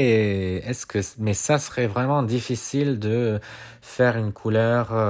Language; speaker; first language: French; non-native, fluent; Italian